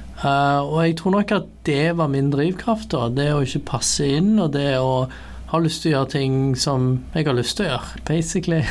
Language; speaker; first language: Norwegian; early bilingual, other home language; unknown